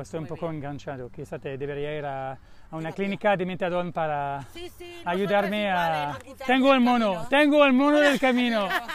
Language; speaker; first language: Spanish; non-native, learner; French